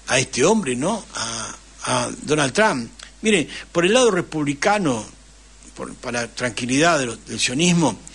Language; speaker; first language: Spanish; native; Spanish